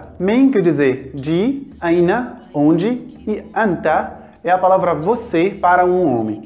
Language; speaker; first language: Portuguese; non-native, fluent; Arabic